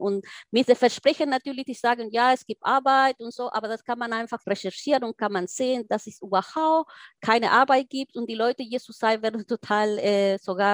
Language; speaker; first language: German; non-native, fluent; Spanish